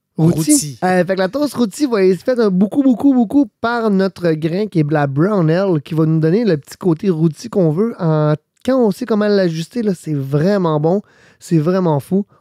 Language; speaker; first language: French; native; French